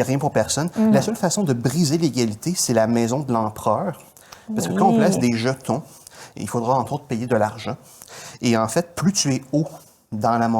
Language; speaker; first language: French; native; French